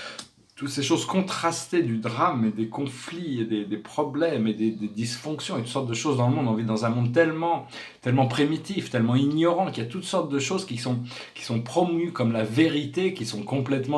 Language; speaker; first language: French; native; French